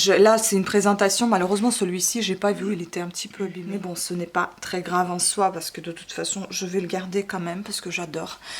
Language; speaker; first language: French; non-native, fluent; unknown